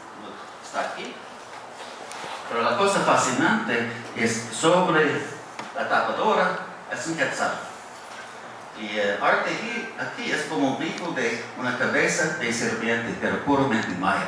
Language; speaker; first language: Spanish; non-native, fluent; English